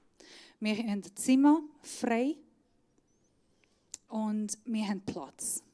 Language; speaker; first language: German; non-native, fluent; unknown